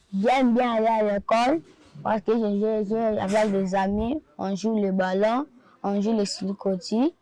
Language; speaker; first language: French; non-native, local second language; Lingala